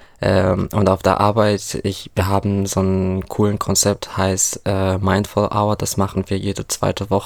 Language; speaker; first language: German; non-native, fluent; Arabic